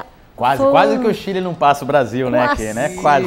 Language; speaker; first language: Portuguese; native; Portuguese